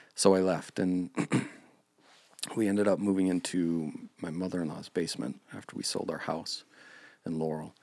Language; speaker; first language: English; native; English